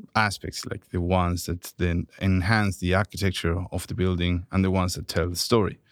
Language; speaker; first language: English; non-native, fluent; Spanish